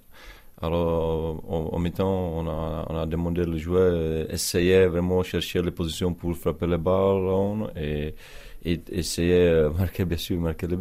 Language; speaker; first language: French; non-native, learner; Czech